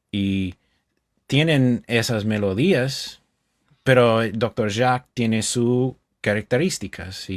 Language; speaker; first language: Spanish; non-native, fluent; English